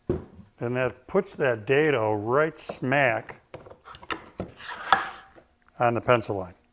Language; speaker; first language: English; native; English